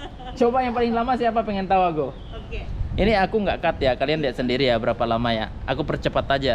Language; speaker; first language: Indonesian; native; Indonesian